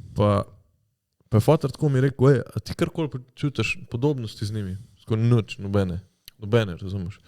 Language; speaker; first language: Slovenian; early bilingual, other home language; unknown